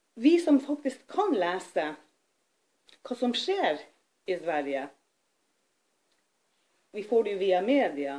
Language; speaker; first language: Norwegian; native; Norwegian